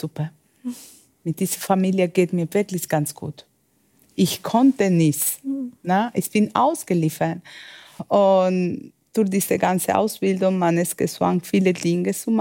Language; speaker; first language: German; non-native, learner; Spanish